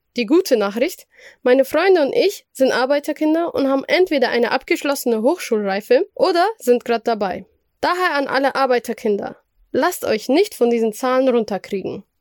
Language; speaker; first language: German; early bilingual, other home language; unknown